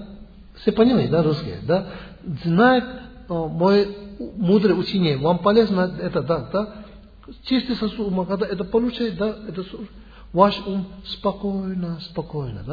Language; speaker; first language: Russian; non-native, learner; Tibetan